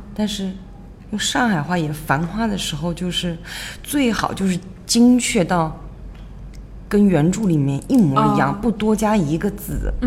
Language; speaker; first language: Chinese; non-native, local second language; Wu Chinese